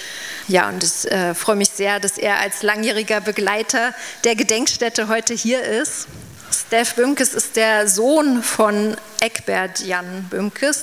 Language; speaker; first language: German; native; German